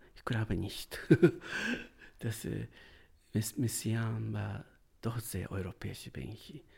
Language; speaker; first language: German; non-native, learner; Japanese